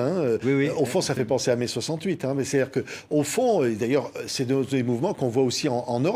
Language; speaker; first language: French; native; French